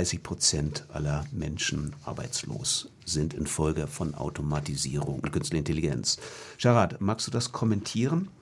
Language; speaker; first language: German; native; German